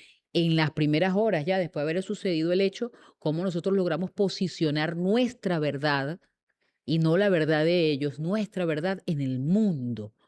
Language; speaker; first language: Spanish; native; Spanish